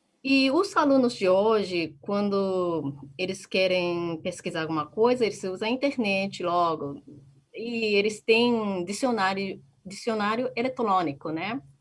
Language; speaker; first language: Portuguese; non-native, fluent; Japanese